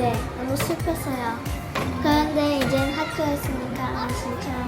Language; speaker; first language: Korean; early bilingual, heritage; Korean